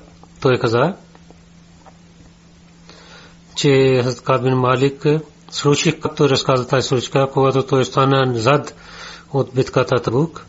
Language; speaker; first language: Bulgarian; non-native, learner; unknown